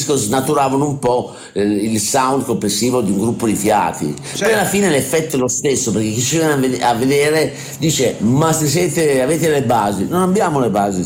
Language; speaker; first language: Italian; native; Italian